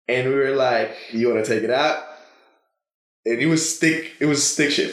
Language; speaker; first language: English; non-native, fluent; Spanish